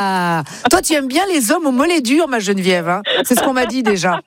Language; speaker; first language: French; native; French